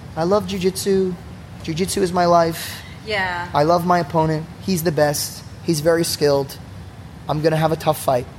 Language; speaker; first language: English; native; English